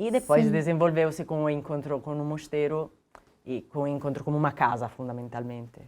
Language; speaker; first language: Portuguese; non-native, fluent; Italian